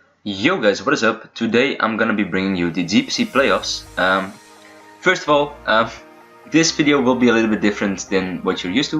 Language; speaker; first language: English; non-native, fluent; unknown